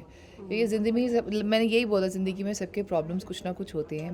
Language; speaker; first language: Hindi; native; Hindi